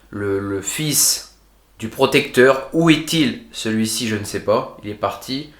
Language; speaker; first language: French; native; French